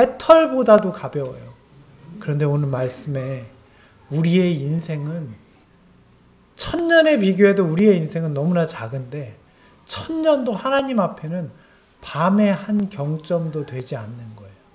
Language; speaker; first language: Korean; native; Korean